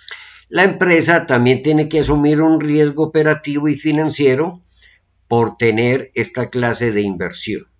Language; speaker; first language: Spanish; native; Spanish